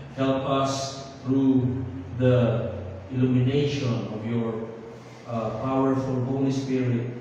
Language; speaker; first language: English; non-native, local second language; Filipino